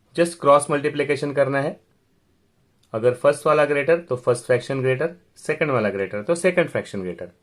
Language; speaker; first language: Hindi; non-native, local second language; Marathi